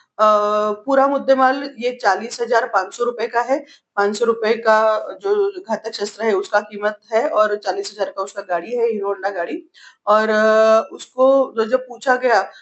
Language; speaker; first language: Hindi; non-native, local second language; Marathi